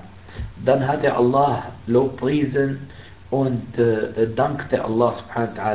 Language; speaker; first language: German; non-native, fluent; Arabic